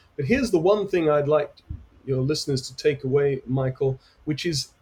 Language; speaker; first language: English; native; English